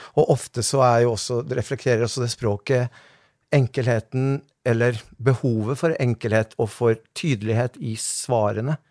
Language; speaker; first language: Norwegian; native; Norwegian